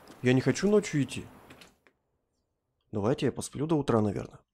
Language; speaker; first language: Russian; native; Russian